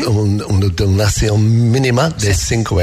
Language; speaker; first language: Spanish; non-native, learner; English